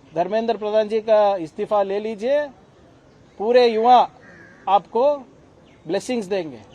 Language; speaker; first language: Hindi; non-native, local second language; Kannada